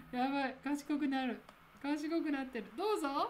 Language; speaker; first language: German; non-native, learner; Japanese